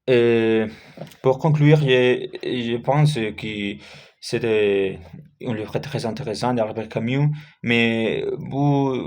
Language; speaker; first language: French; non-native, learner; Spanish